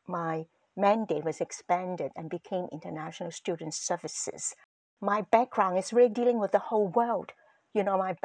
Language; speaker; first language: English; non-native, local second language; Cantonese